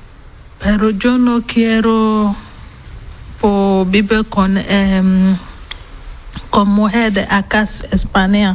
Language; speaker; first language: Spanish; non-native, learner; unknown